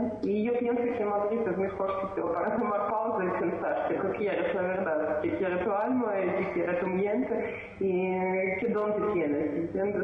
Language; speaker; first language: Spanish; non-native, learner; Russian